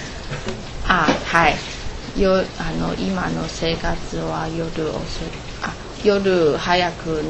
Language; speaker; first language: Japanese; non-native, learner; Chinese